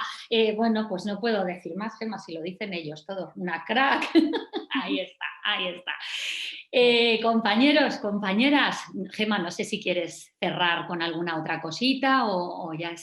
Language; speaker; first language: Spanish; native; Spanish